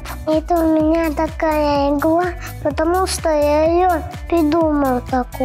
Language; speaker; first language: Russian; native; Russian